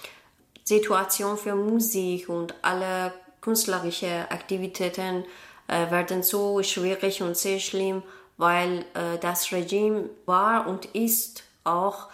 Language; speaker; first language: German; non-native, learner; Persian